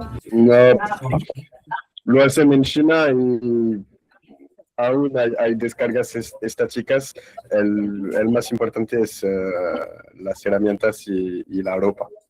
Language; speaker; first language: Spanish; non-native, fluent; French